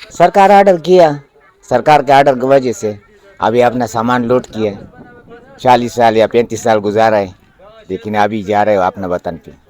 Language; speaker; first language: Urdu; early bilingual, other home language; Pashto